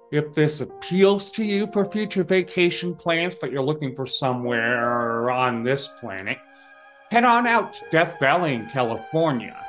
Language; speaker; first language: English; native; English